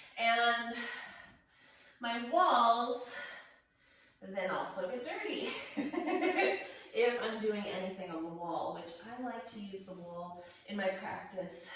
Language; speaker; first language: English; native; English